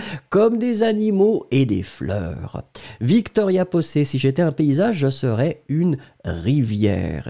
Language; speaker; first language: French; native; French